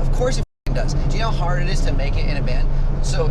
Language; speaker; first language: English; native; English